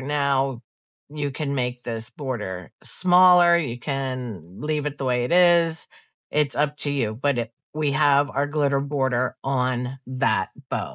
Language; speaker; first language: English; native; English